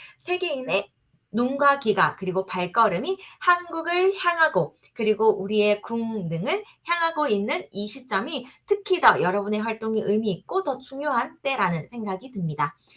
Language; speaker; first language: Korean; native; Korean